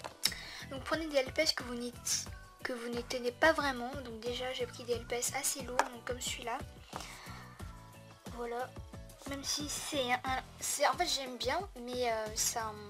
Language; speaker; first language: French; native; French